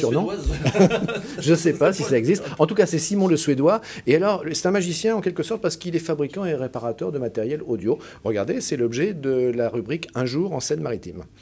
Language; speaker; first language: French; native; French